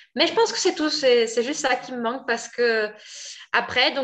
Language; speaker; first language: French; native; French